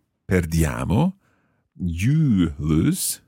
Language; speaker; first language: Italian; non-native, fluent; English